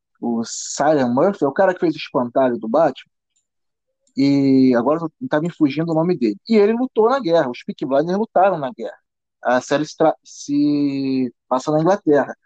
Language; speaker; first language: Portuguese; native; Portuguese